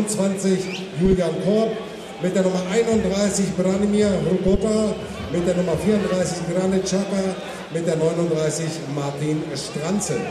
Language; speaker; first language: German; native; German